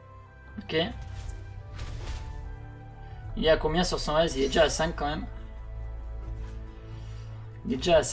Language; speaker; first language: French; native; French